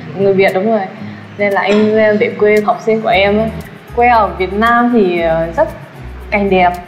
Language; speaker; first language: Vietnamese; non-native, fluent; Japanese